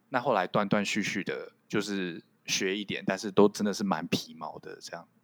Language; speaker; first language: Chinese; non-native, local second language; Min Nan Chinese